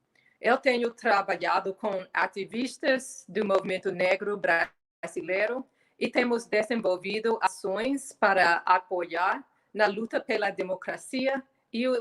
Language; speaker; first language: Portuguese; non-native, fluent; English